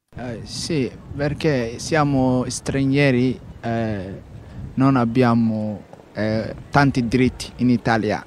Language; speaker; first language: Italian; non-native, learner; Somali